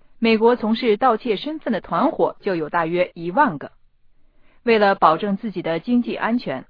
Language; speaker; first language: Chinese; native; Chinese